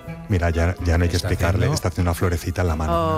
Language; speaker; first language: Spanish; native; Spanish